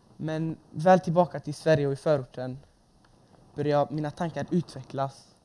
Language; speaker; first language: Swedish; early bilingual, other home language; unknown